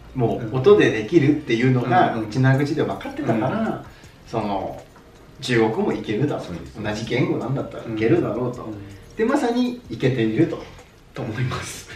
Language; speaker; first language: Japanese; native; Japanese